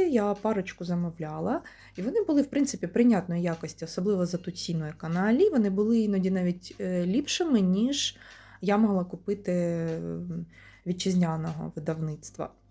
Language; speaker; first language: Ukrainian; non-native, local second language; Russian